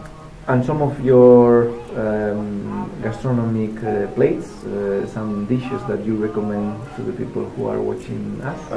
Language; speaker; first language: English; non-native, fluent; Spanish